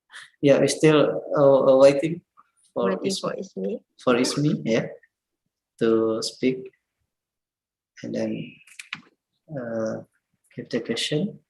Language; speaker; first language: English; non-native, learner; Indonesian